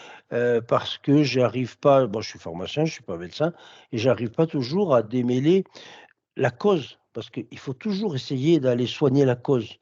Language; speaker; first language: French; native; French